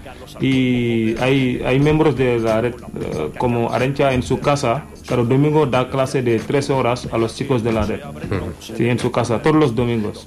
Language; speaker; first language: Spanish; non-native, learner; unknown